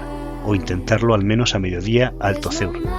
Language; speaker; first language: Spanish; native; Spanish